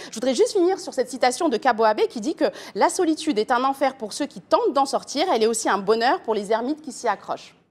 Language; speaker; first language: French; native; French